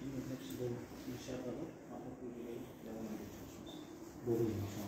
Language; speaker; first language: Turkish; native; Turkish